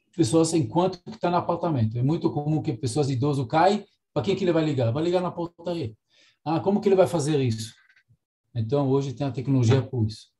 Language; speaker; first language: Portuguese; non-native, fluent; Hebrew